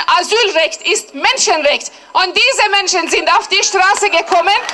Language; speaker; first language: German; non-native, fluent; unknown